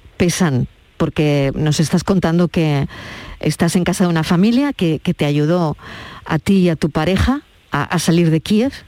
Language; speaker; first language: Spanish; native; Spanish